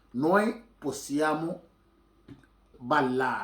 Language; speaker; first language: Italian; non-native, fluent; Akan